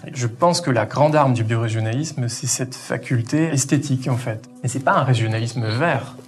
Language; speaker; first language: French; native; French